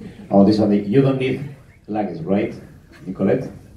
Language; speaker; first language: English; non-native, fluent; Spanish